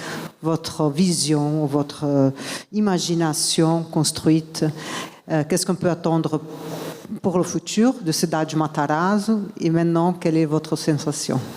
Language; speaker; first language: French; non-native, fluent; Portuguese